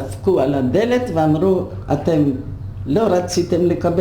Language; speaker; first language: Hebrew; non-native, fluent; Polish